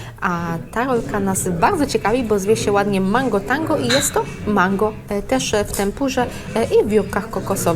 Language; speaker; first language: Polish; native; Polish